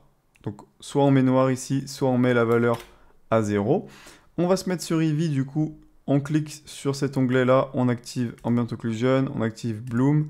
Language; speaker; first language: French; native; French